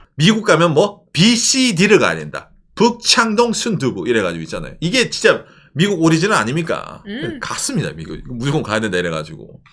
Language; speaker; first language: Korean; native; Korean